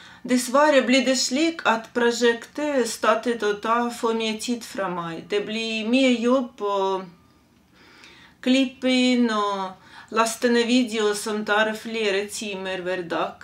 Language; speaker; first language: Norwegian; non-native, fluent; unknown